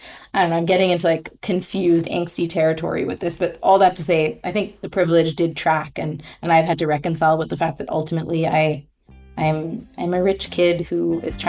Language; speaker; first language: English; non-native, local second language; Hindi